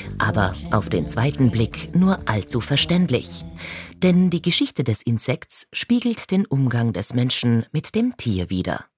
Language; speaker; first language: German; native; German